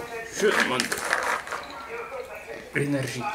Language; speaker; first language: German; non-native, learner; Arabic